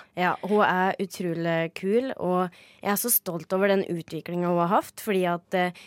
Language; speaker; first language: Norwegian; native; Norwegian